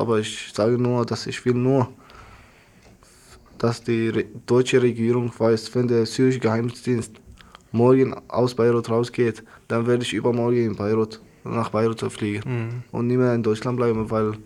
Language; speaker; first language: German; non-native, learner; Arabic